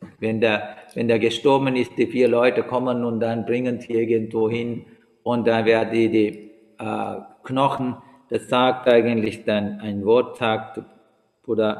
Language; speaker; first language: German; non-native, learner; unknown